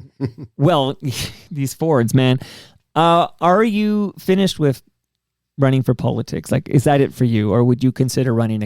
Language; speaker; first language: English; native; English